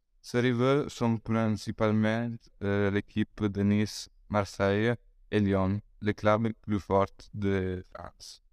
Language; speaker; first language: French; non-native, learner; Italian